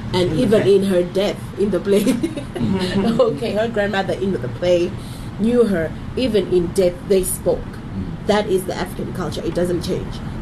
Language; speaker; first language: English; non-native, local second language; Shona